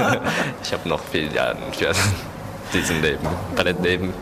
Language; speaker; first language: German; non-native, learner; Japanese